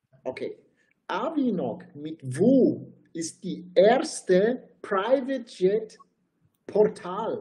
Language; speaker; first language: German; non-native, fluent; Turkish